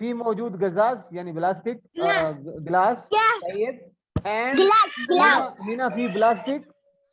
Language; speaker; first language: Arabic; non-native, learner; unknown